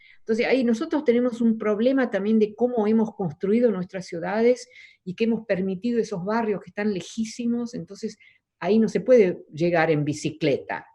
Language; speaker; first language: Spanish; early bilingual, other home language; Dutch